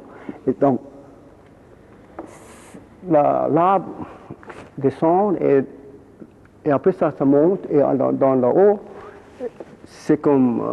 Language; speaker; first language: French; non-native, fluent; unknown